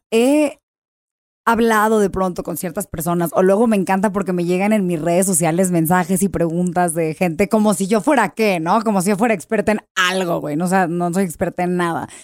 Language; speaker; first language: Spanish; early bilingual, heritage; English